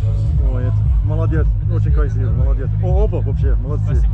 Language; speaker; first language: Russian; non-native, learner; English